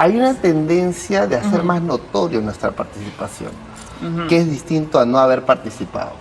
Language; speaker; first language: Spanish; native; Spanish